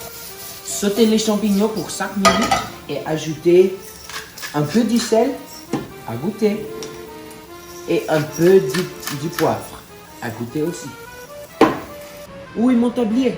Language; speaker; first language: French; non-native, learner; English